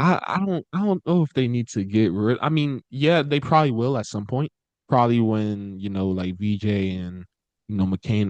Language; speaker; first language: English; native; English